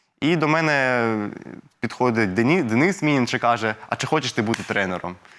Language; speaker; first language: Ukrainian; non-native, local second language; Russian